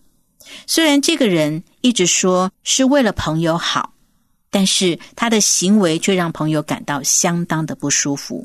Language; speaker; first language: Chinese; native; Chinese